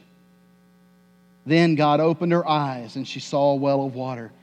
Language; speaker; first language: English; native; English